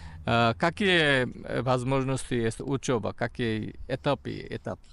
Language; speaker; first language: Russian; non-native, learner; Bangla